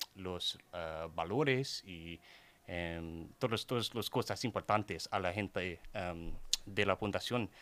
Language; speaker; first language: Spanish; non-native, learner; English